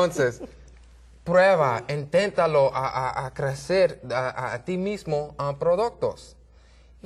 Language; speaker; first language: Spanish; non-native, learner; English